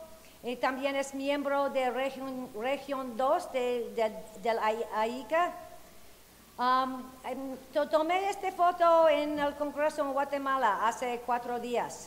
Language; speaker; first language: Spanish; non-native, fluent; English